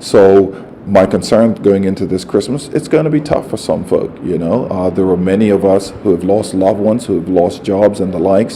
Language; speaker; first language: English; native; English